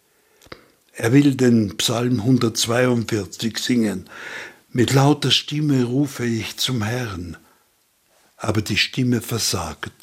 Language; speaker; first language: German; native; German